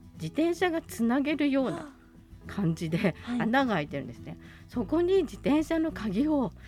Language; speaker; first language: Japanese; native; Japanese